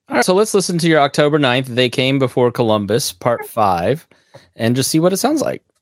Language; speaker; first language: English; native; English